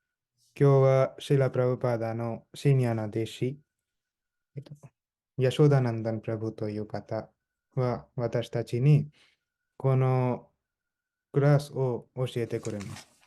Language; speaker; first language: Japanese; non-native, fluent; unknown